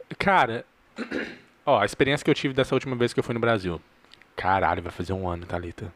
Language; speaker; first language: Portuguese; early bilingual, heritage; Portuguese